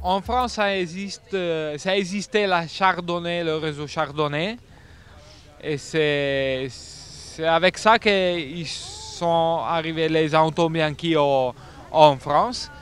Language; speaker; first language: French; non-native, fluent; Italian